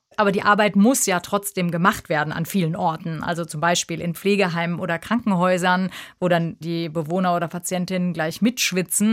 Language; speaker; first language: German; native; German